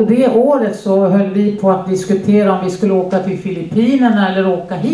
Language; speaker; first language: Swedish; native; Swedish